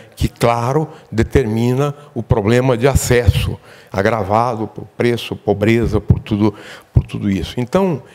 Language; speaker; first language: Portuguese; native; Portuguese